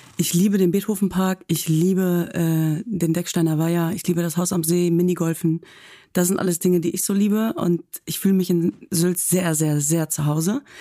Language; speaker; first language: German; native; German